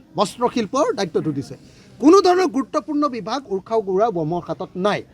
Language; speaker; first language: Assamese; native; Assamese